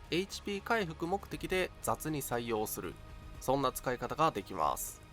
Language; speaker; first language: Japanese; native; Japanese